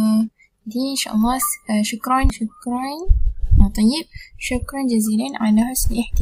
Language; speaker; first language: Arabic; non-native, learner; Malay